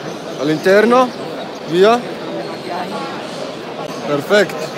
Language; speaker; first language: Italian; non-native, learner; Arabic